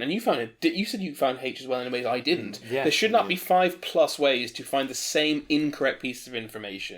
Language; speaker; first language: English; native; English